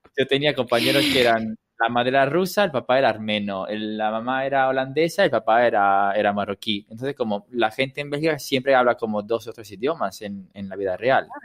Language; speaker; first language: Spanish; non-native, fluent; Italian